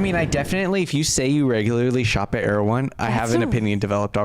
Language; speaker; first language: English; native; English